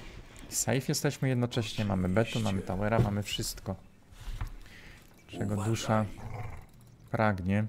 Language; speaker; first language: Polish; native; Polish